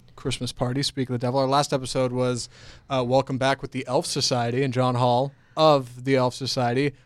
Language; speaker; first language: English; native; English